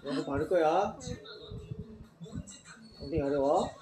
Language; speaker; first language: Korean; native; Korean